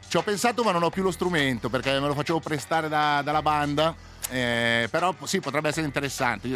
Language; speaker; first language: Italian; native; Italian